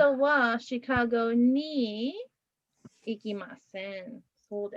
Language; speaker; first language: Japanese; non-native, fluent; English